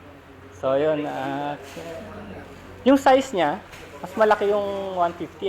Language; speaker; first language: Filipino; native; Filipino